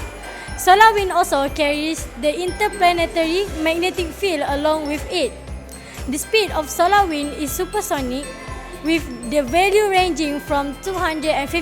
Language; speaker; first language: English; non-native, local second language; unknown